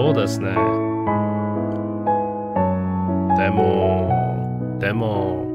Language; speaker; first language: Japanese; non-native, learner; English